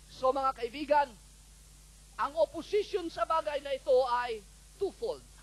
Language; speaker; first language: Filipino; non-native, local second language; Cebuano